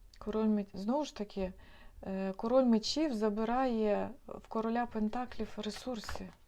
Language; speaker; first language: Ukrainian; non-native, local second language; Russian